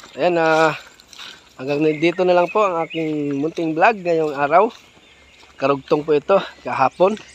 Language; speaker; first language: Filipino; native; Filipino